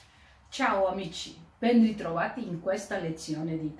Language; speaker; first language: Italian; non-native, fluent; Georgian